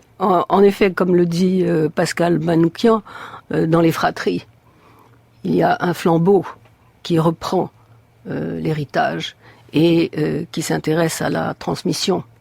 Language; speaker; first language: French; native; French